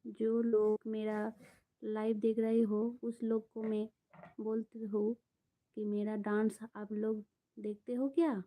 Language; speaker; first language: Hindi; non-native, local second language; Bangla